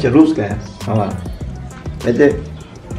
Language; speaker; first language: Russian; non-native, learner; Spanish